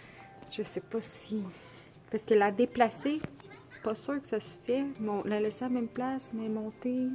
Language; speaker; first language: French; native; French